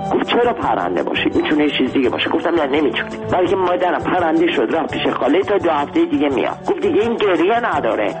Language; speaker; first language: Persian; non-native, local second language; Armenian